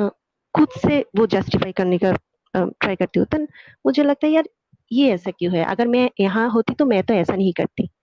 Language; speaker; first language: Hindi; non-native, fluent; Bangla